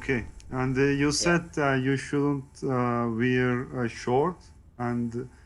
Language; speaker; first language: English; non-native, learner; Turkish